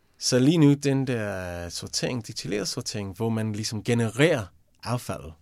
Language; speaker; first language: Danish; non-native, fluent; English